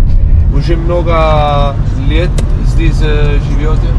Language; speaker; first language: Russian; non-native, learner; Spanish